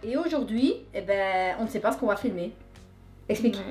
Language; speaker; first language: French; native; French